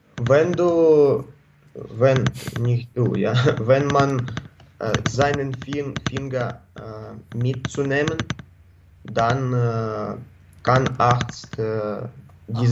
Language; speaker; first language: German; non-native, learner; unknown